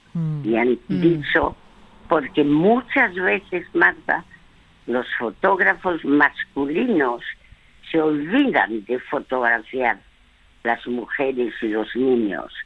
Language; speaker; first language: Spanish; early bilingual, other home language; French